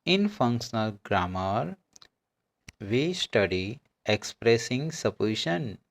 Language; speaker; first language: English; non-native, local second language; Gujarati